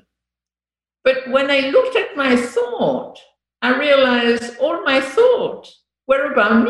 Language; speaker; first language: English; non-native, fluent; French